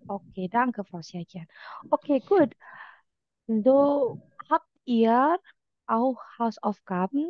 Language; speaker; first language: German; non-native, fluent; Indonesian